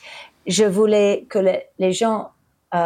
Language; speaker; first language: French; early bilingual, heritage; English